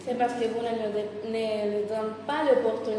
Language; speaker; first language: French; non-native, fluent; Spanish